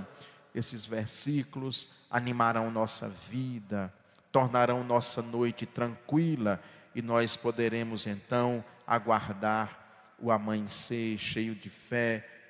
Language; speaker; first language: Portuguese; native; Portuguese